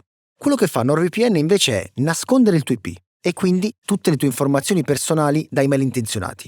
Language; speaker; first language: Italian; native; Italian